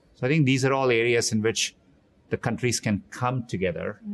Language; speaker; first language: English; non-native, local second language; Tamil